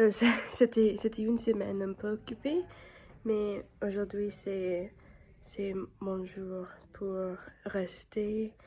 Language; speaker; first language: French; non-native, learner; English